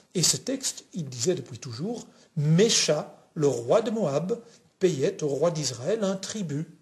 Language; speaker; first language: French; non-native, local second language; Dutch